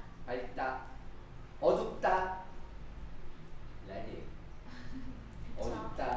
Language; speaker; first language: Korean; non-native, fluent; Vietnamese